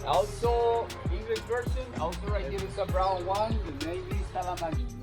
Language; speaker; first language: English; non-native, learner; Spanish